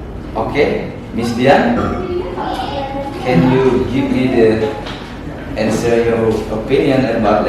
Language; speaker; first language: English; non-native, learner; Indonesian